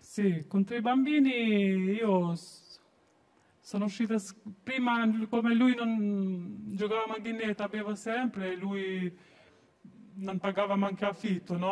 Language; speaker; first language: Italian; non-native, learner; Albanian